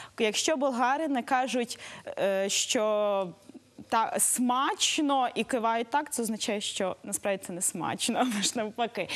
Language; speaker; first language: Ukrainian; native; Ukrainian